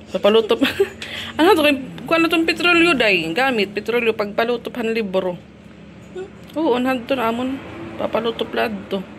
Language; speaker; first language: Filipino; non-native, local second language; Waray